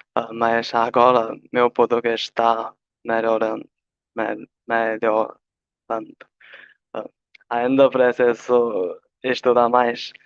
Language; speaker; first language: Portuguese; non-native, learner; Chinese